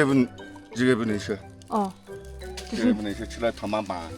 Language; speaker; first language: Chinese; native; Chinese